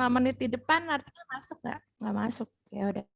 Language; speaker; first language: Indonesian; native; Indonesian